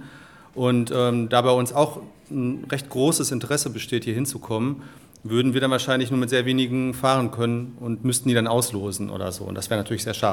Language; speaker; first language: German; native; German